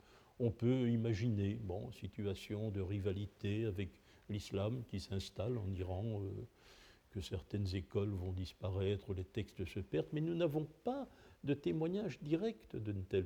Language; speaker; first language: French; native; French